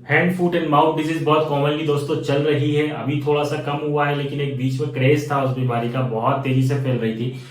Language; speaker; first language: Hindi; native; Hindi